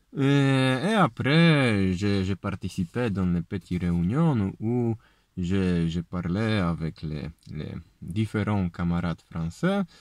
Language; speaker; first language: French; non-native, learner; Polish